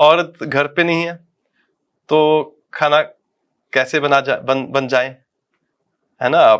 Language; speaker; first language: Hindi; non-native, fluent; Dutch